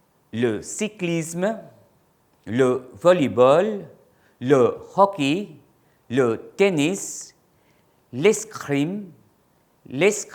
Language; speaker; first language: French; non-native, fluent; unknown